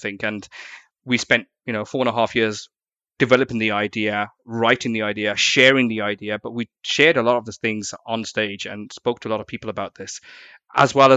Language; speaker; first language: English; native; English